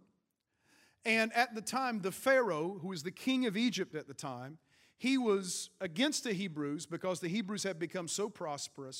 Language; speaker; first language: English; native; English